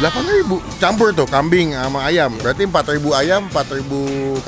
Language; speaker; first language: Indonesian; native; Indonesian